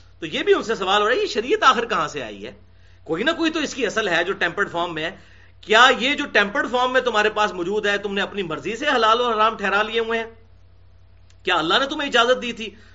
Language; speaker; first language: Urdu; non-native, local second language; Punjabi